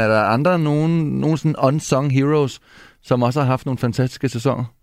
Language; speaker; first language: Danish; native; Danish